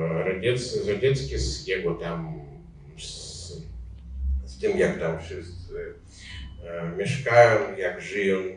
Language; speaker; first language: Polish; non-native, learner; Ukrainian